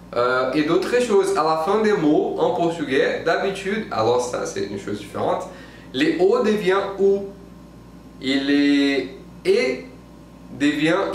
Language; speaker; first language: French; non-native, fluent; Portuguese